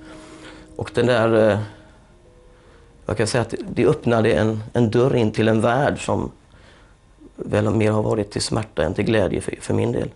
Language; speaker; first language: Swedish; native; Swedish